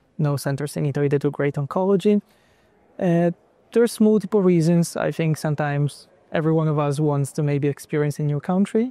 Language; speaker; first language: English; non-native, fluent; Italian